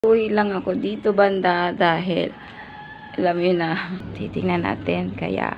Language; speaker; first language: Filipino; native; Filipino